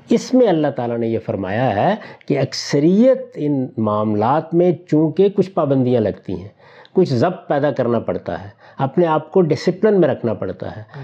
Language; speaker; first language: Urdu; non-native, local second language; Punjabi